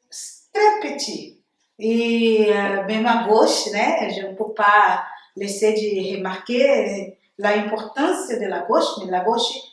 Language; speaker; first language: French; non-native, learner; Portuguese